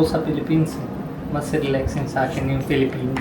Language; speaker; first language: Filipino; non-native, learner; Punjabi